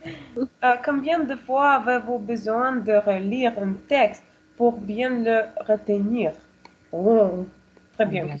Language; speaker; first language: French; non-native, learner; Russian